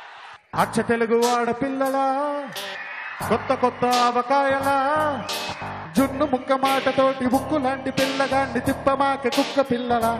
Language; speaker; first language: Telugu; native; Telugu